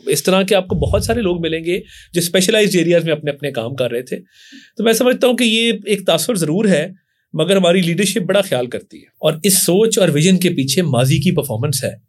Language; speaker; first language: Urdu; non-native, local second language; Punjabi